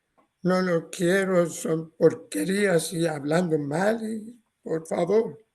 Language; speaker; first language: Spanish; non-native, learner; Persian